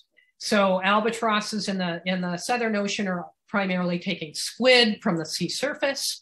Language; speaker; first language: English; native; English